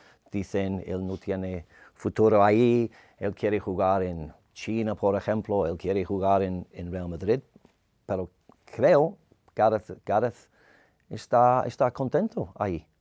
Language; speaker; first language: Spanish; non-native, learner; English